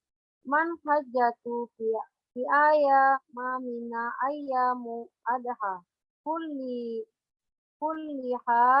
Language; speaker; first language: Arabic; non-native, learner; Indonesian